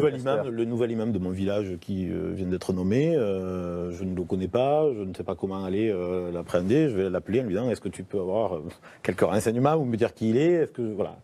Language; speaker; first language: French; native; French